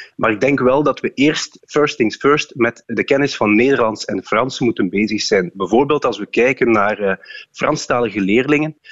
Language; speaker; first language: Dutch; native; Dutch